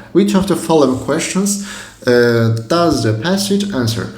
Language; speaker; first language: English; non-native, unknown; Azerbaijani